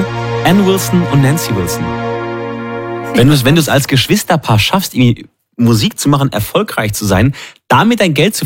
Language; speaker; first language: German; native; German